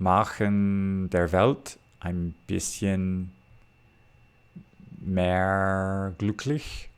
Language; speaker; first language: German; non-native, learner; English